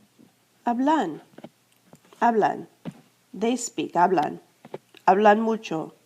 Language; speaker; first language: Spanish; non-native, fluent; English